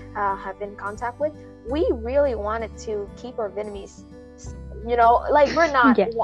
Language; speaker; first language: English; non-native, fluent; Vietnamese